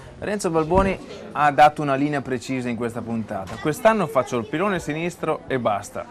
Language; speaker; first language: Italian; native; Italian